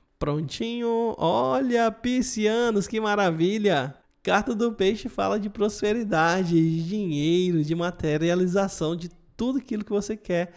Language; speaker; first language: Portuguese; native; Portuguese